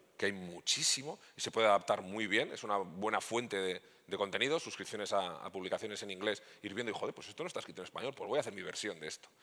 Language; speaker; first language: Spanish; native; Spanish